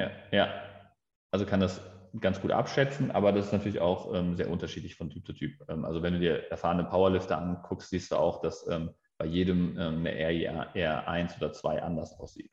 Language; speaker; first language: German; native; German